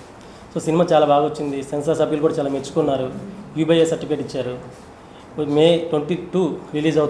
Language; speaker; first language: Telugu; native; Telugu